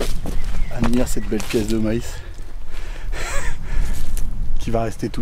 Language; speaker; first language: French; native; French